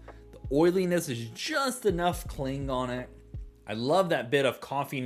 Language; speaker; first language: English; native; English